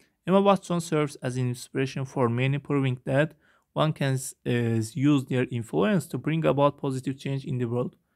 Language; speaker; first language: English; non-native, fluent; Azerbaijani